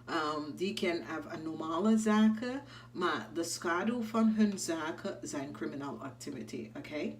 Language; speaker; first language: Dutch; non-native, fluent; English